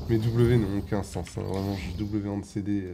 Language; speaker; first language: French; native; French